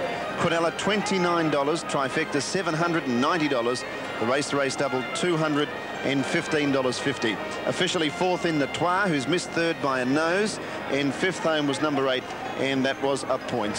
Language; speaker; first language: English; native; English